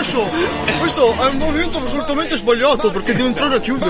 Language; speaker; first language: Italian; native; Italian